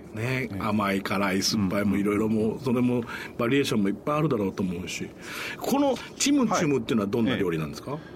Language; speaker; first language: Japanese; native; Japanese